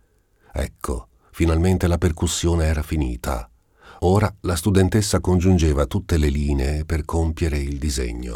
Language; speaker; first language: Italian; native; Italian